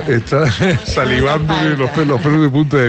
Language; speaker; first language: Spanish; native; Spanish